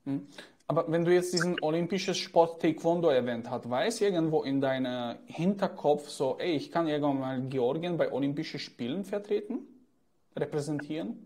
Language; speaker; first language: German; native; German